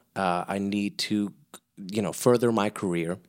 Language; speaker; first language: English; early bilingual, other home language; Spanish